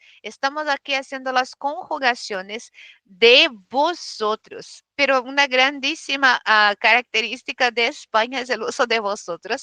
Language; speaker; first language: Spanish; non-native, fluent; Portuguese